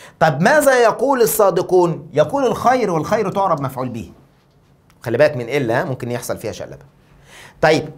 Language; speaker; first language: Arabic; native; Arabic